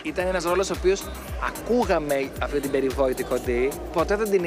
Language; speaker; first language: Greek; native; Greek